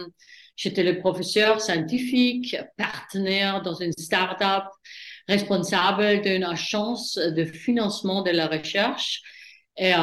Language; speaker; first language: French; non-native, fluent; German